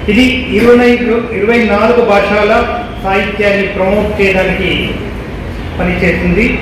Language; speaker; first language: Telugu; non-native, learner; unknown